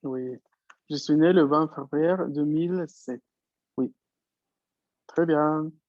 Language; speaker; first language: French; non-native, fluent; Spanish